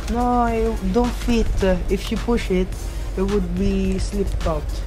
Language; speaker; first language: English; non-native, learner; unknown